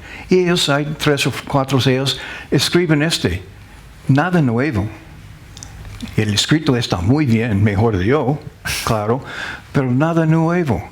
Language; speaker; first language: Spanish; non-native, learner; English